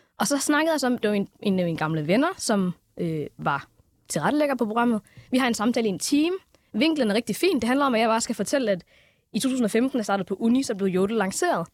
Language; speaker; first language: Danish; early bilingual, other home language; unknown